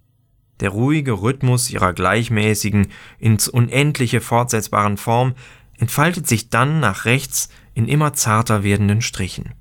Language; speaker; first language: German; native; German